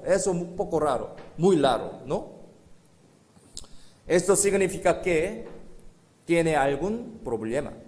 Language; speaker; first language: Spanish; non-native, learner; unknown